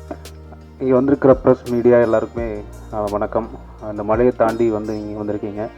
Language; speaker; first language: Tamil; native; Tamil